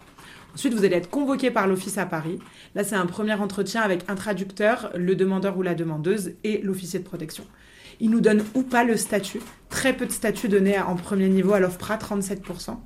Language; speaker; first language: French; native; French